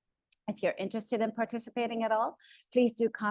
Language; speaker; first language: English; native; English